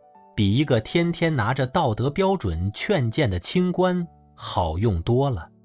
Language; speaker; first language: Chinese; native; Chinese